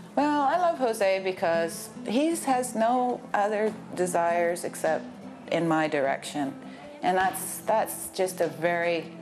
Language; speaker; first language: English; native; English